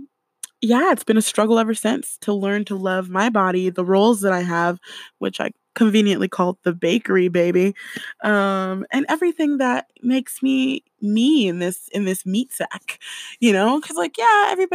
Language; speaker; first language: English; native; English